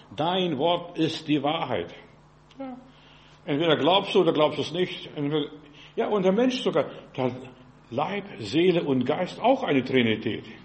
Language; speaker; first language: German; non-native, fluent; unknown